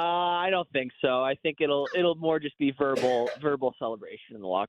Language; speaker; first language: English; native; English